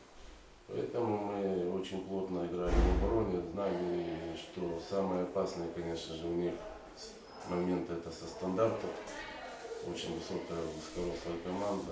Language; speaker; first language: Russian; native; Russian